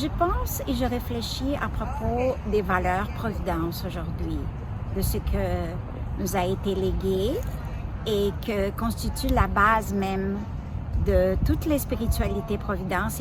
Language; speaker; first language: French; native; French